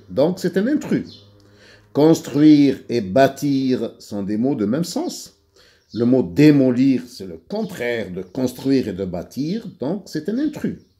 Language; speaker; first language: French; non-native, local second language; Arabic